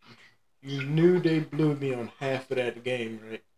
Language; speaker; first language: English; native; English